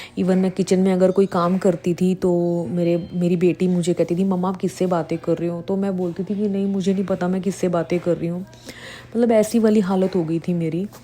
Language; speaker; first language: Hindi; native; Hindi